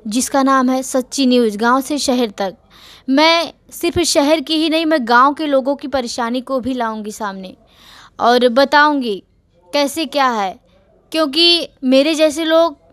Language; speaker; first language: Hindi; native; Hindi